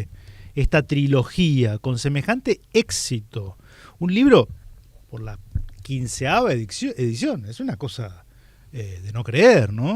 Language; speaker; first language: Spanish; native; Spanish